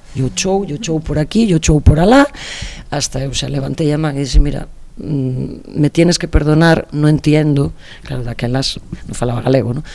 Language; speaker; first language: Galician; non-native, local second language; Spanish